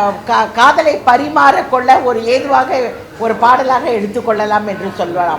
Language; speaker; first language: Tamil; native; Tamil